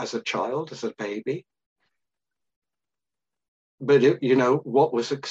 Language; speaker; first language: English; native; English